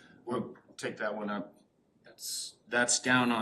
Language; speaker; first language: English; native; English